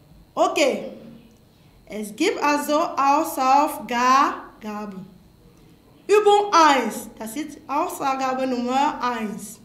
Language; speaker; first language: German; non-native, fluent; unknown